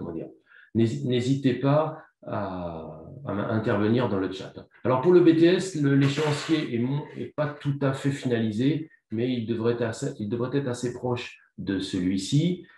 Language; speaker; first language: French; native; French